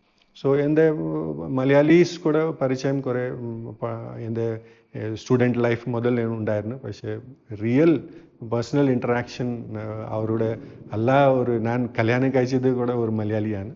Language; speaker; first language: Malayalam; non-native, fluent; Hindi